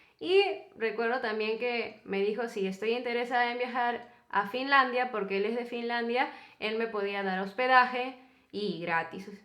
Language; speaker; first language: Spanish; native; Spanish